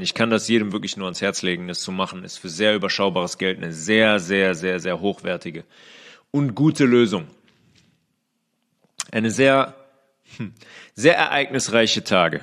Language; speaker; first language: German; native; German